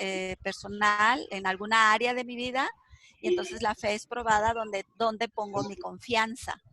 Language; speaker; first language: Spanish; native; Spanish